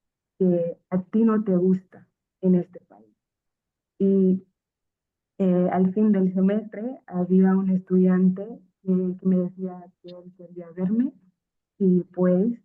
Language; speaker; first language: Spanish; non-native, fluent; Akan